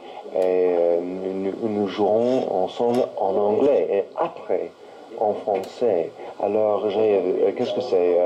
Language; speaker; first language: French; non-native, learner; English